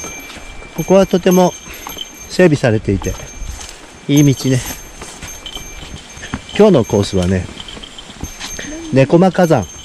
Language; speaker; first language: Japanese; native; Japanese